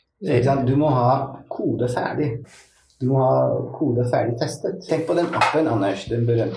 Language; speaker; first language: Norwegian; non-native, fluent; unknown